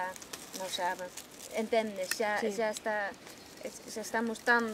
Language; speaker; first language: Galician; non-native, learner; Dutch